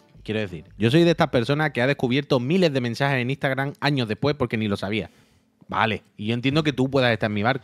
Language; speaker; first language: Spanish; native; Spanish